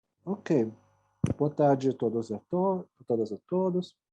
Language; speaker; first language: Portuguese; non-native, fluent; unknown